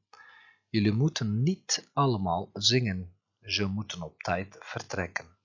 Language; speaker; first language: Dutch; non-native, fluent; Turkish